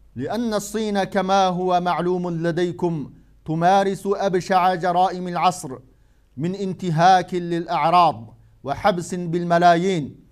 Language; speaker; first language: Arabic; non-native, fluent; Uyghur